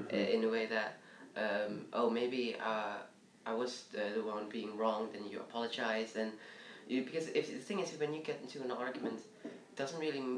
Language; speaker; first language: English; early bilingual, other home language; Indonesian